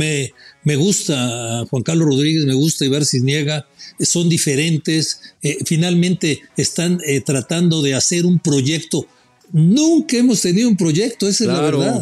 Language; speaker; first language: Spanish; native; Spanish